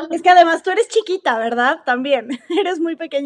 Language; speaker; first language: Spanish; native; Spanish